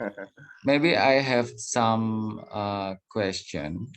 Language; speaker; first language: English; non-native, learner; Indonesian